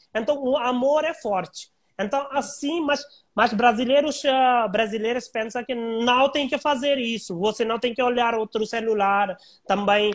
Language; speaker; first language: Portuguese; non-native, learner; Hindi